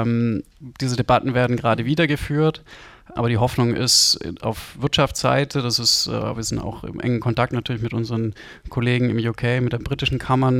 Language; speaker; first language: German; native; German